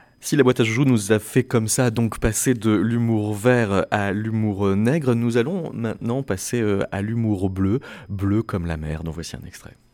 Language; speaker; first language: French; native; French